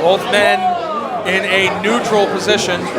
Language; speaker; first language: English; native; English